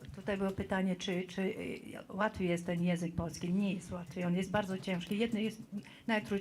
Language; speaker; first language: Polish; non-native, fluent; Tajik